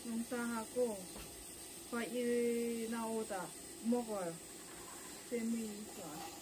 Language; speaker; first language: Korean; non-native, learner; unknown